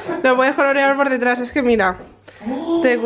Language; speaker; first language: Spanish; native; Spanish